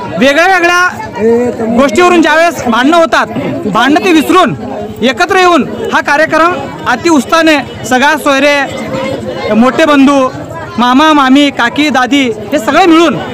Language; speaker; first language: Marathi; non-native, local second language; Lambadi